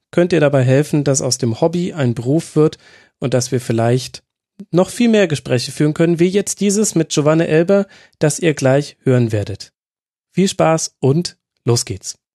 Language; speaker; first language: German; native; German